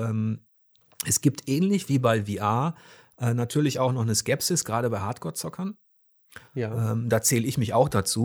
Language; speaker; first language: German; native; German